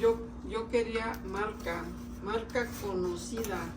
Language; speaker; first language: Spanish; native; Spanish